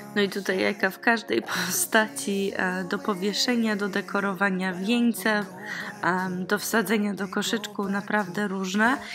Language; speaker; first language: Polish; early bilingual, heritage; Polish